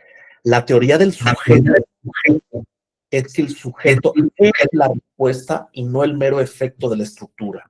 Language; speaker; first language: Spanish; native; Spanish